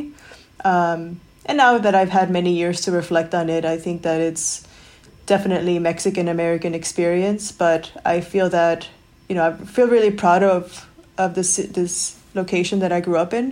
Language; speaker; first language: English; native; English